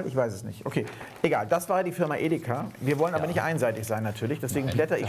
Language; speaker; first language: German; native; German